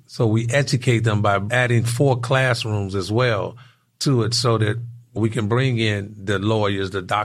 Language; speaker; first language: English; native; English